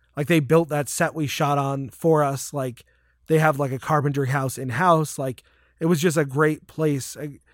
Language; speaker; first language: English; native; English